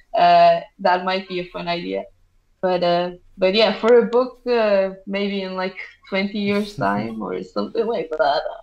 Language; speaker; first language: English; non-native, fluent; Portuguese